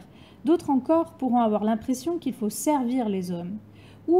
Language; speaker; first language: French; native; French